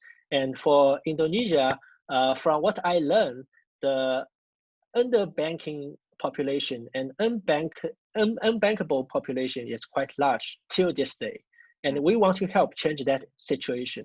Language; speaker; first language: English; non-native, fluent; Chinese